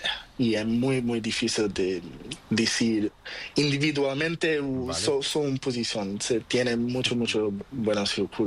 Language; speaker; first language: Spanish; non-native, learner; Portuguese